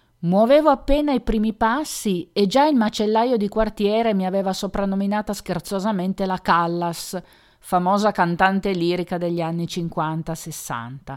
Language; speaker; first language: Italian; native; Italian